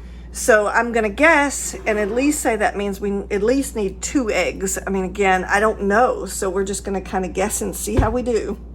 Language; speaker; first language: English; native; English